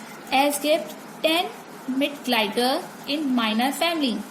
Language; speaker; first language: German; non-native, learner; Hindi